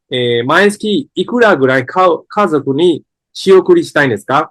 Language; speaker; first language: Japanese; non-native, fluent; Burmese